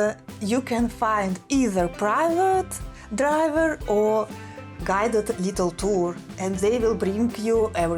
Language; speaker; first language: English; non-native, fluent; Russian